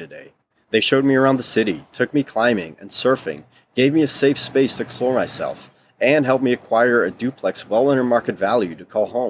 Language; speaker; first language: English; non-native, fluent; Dutch